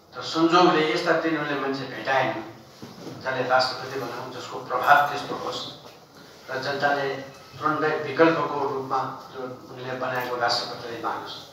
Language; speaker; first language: Nepali; non-native, local second language; Newari